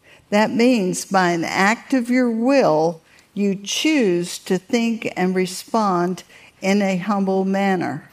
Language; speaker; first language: English; native; English